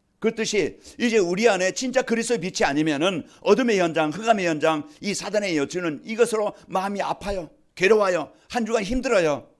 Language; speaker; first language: Korean; native; Korean